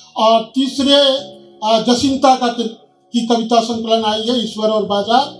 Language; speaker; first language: Hindi; native; Hindi